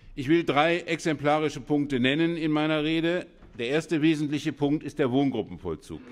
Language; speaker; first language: German; native; German